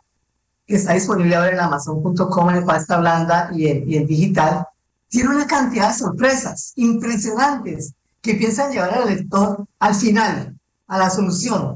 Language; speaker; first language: Spanish; native; Spanish